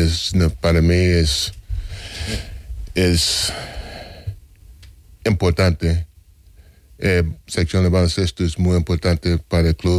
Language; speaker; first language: Spanish; non-native, fluent; English